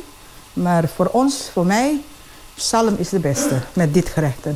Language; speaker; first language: Dutch; non-native, fluent; Indonesian